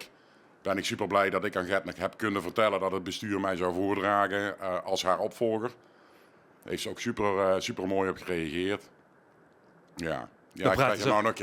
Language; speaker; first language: Dutch; native; Dutch